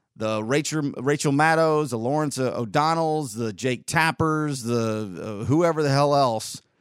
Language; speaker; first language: English; native; English